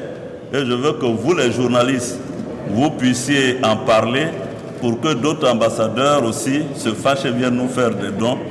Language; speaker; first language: French; native; French